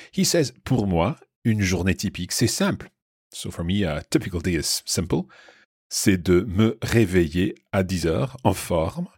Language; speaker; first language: French; non-native, fluent; English